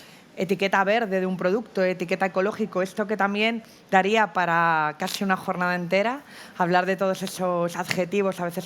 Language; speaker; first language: Spanish; native; Spanish